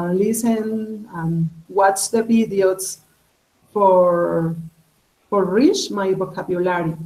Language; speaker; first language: English; non-native, learner; Spanish